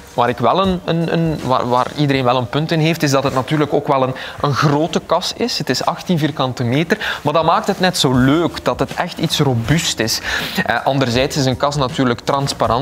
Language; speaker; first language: Dutch; native; Dutch